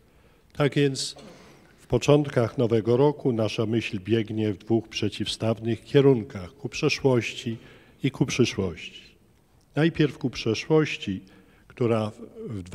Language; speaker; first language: Polish; native; Polish